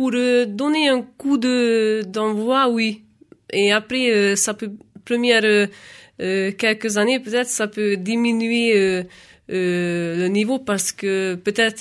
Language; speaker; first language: French; non-native, fluent; Hungarian